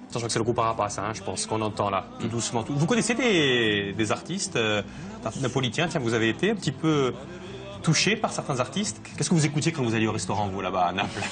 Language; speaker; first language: French; native; French